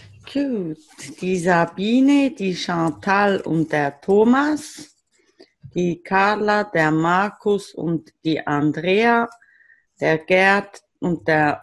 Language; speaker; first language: German; native; German